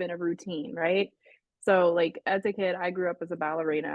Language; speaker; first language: English; native; English